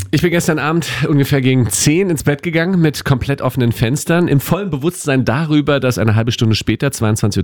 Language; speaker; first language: German; native; German